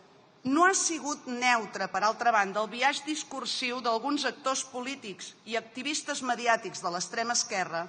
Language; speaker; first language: Catalan; native; Catalan